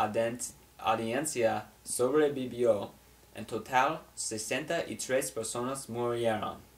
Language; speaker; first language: Spanish; non-native, learner; English